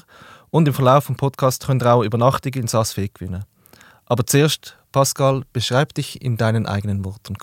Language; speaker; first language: German; native; German